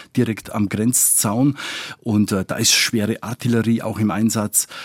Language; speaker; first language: German; non-native, fluent; Spanish